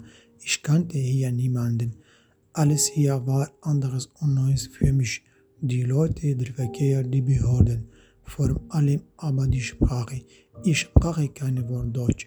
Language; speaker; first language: German; non-native, fluent; Arabic